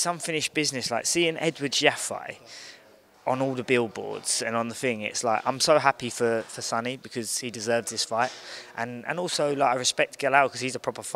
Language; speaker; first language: English; native; English